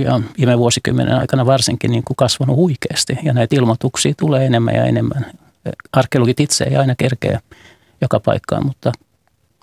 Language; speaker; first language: Finnish; native; Finnish